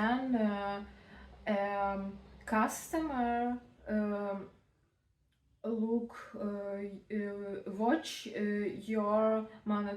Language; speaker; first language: English; non-native, learner; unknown